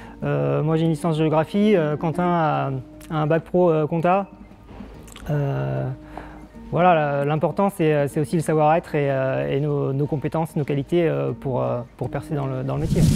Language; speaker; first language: French; native; French